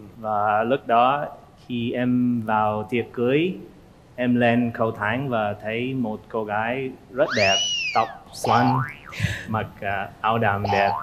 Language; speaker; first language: Vietnamese; non-native, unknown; English